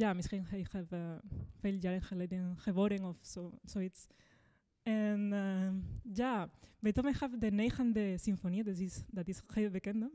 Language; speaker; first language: Dutch; non-native, fluent; Spanish